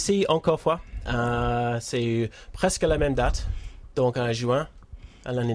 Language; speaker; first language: French; non-native, learner; English